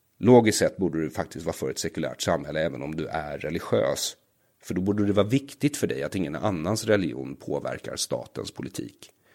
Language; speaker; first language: Swedish; native; Swedish